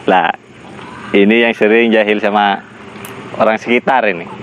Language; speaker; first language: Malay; non-native, local second language; Madurese